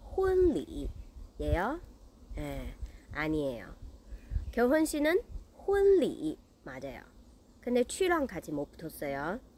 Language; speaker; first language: Korean; non-native, learner; Chinese